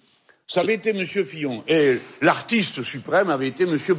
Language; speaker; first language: French; native; French